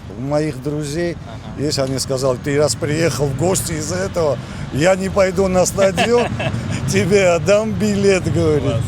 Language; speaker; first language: Russian; non-native, fluent; Georgian